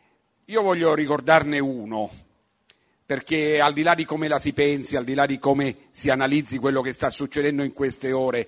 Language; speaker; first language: Italian; native; Italian